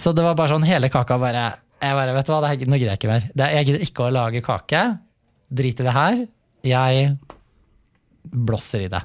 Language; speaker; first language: Norwegian; native; Norwegian